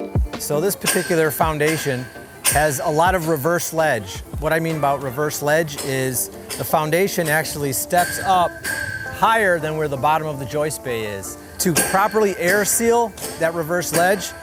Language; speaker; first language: English; native; English